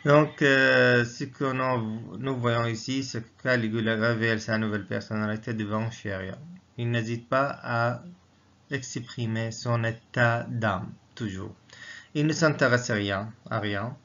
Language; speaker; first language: French; non-native, local second language; Arabic